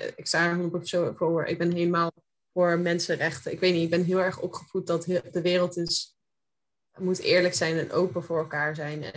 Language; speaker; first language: Dutch; early bilingual, heritage; Dutch